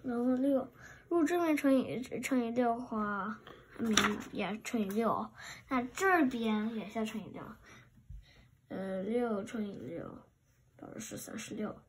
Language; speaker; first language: Chinese; early bilingual, heritage; Chinese